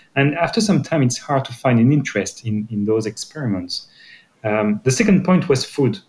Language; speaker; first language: English; non-native, fluent; French